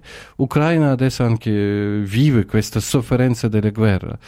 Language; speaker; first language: Italian; non-native, learner; Ukrainian